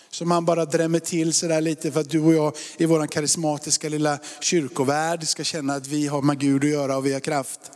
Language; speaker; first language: Swedish; native; Swedish